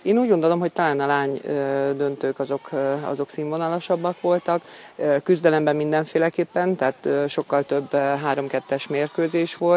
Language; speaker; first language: Hungarian; native; Hungarian